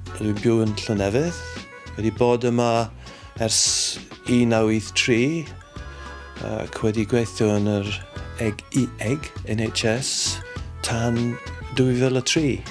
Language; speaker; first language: Welsh; non-native, learner; English